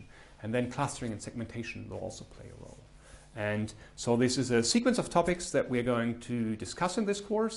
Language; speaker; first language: English; non-native, fluent; German